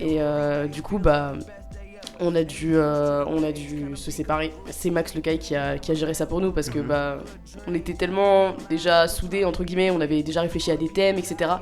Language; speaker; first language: French; native; French